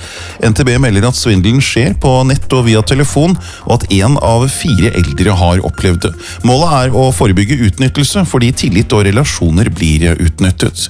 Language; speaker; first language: Norwegian; native; Norwegian